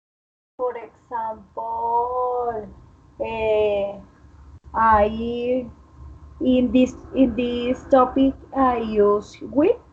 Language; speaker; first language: English; non-native, learner; Spanish